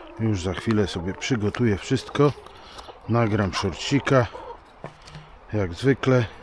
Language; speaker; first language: Polish; native; Polish